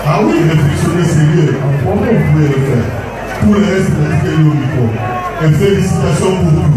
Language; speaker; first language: French; non-native, local second language; Lingala